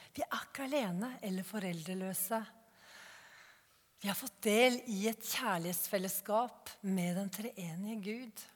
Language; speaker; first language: Norwegian; native; Norwegian